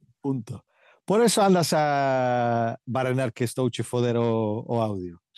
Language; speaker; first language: Galician; early bilingual, heritage; Galician